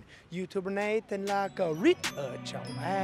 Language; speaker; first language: Vietnamese; non-native, fluent; English